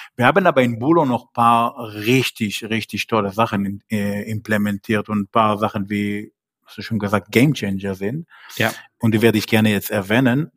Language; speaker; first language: German; non-native, fluent; Hebrew